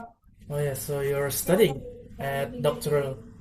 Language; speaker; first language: English; non-native, learner; Indonesian